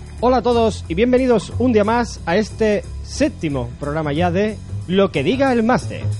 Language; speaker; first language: Spanish; native; Spanish